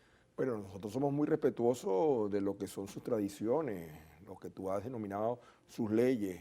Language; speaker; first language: Spanish; native; Spanish